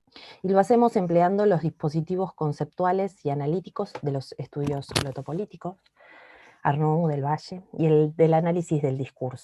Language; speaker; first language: Spanish; native; Spanish